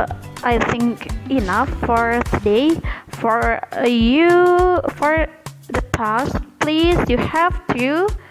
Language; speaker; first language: English; non-native, learner; Indonesian